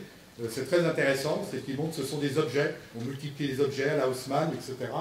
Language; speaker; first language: French; native; French